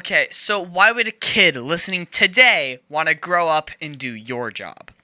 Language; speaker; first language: English; native; English